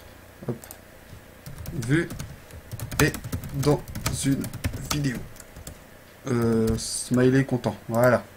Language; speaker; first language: French; native; French